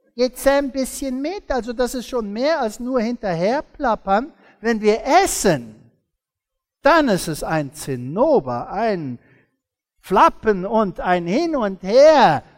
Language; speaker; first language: German; early bilingual, heritage; German